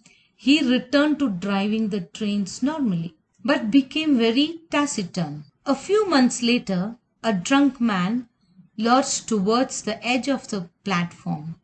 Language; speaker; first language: English; non-native, local second language; Kannada